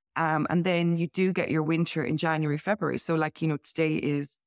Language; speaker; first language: English; native; English